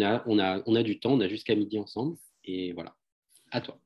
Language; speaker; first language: French; native; French